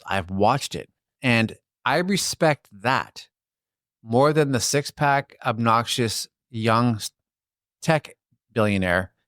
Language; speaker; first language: English; native; English